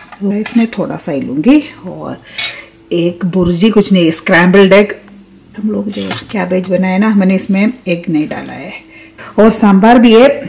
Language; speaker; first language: Hindi; non-native, local second language; Malayalam